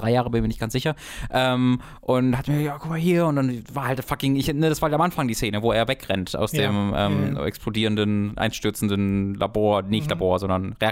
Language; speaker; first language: German; native; German